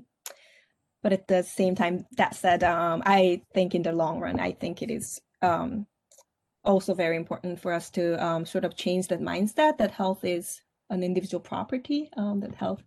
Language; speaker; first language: English; non-native, fluent; Korean